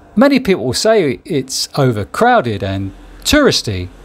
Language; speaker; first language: English; native; English